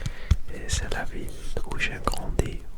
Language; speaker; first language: French; non-native, learner; Dutch